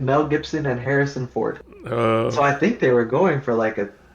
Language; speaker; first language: English; native; English